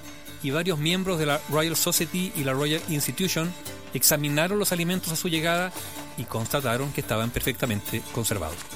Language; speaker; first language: Spanish; native; Spanish